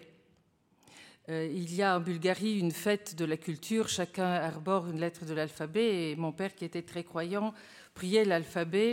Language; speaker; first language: French; non-native, fluent; Bulgarian